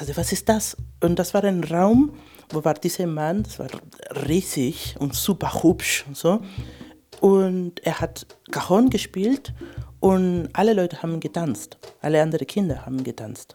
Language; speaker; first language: German; non-native, fluent; Spanish